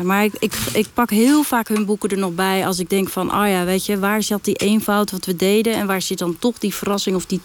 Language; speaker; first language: Dutch; native; Dutch